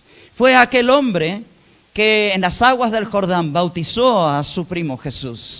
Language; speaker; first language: Spanish; native; Spanish